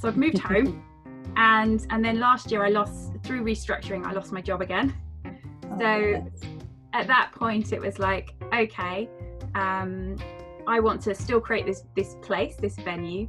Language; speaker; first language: English; native; English